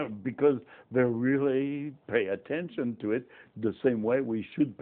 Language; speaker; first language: English; non-native, fluent; French